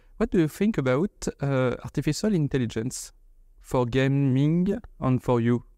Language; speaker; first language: English; non-native, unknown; French